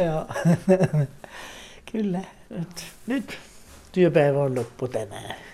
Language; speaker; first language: Finnish; non-native, learner; Danish